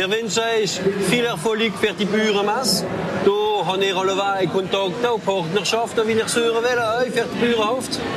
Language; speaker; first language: German; native; German